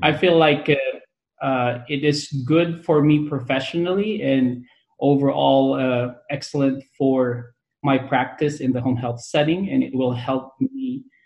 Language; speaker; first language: English; non-native, local second language; Pangasinan